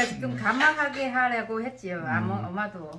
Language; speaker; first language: Korean; non-native, learner; Vietnamese